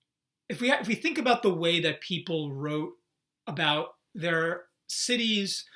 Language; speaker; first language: English; native; English